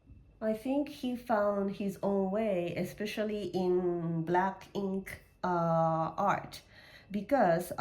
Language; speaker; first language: English; non-native, learner; Japanese